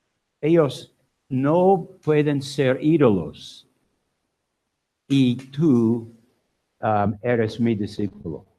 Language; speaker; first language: Spanish; non-native, learner; English